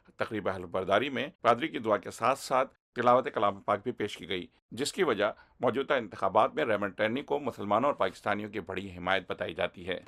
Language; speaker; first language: Urdu; native; Urdu